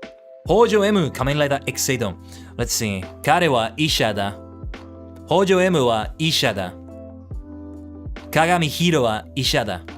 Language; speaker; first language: Japanese; non-native, learner; English